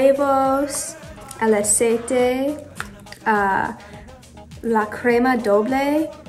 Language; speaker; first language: Spanish; non-native, learner; English